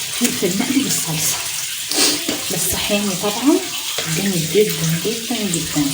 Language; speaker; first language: Arabic; native; Arabic